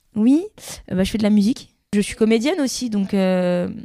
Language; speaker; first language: French; native; French